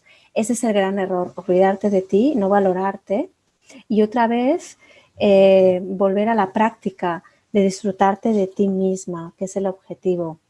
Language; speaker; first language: Spanish; native; Spanish